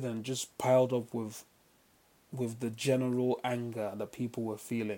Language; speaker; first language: English; non-native, local second language; Yoruba